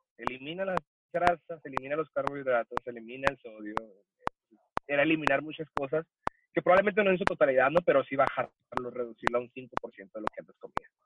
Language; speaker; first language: Spanish; early bilingual, heritage; Spanish